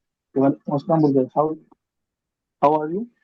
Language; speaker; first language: English; non-native, learner; Hindi